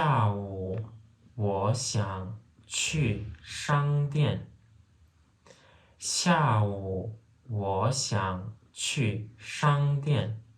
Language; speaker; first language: Chinese; non-native, fluent; Turkmen